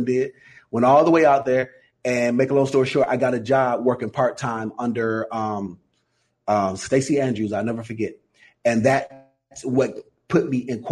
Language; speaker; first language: English; native; English